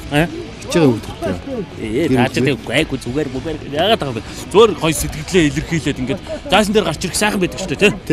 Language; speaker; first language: Mongolian; native; Mongolian